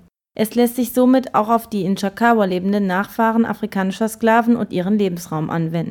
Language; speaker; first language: German; native; German